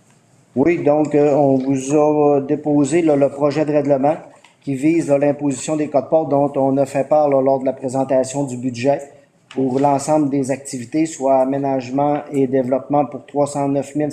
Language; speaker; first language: French; native; French